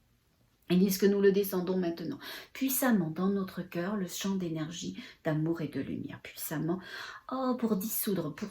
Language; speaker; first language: French; native; French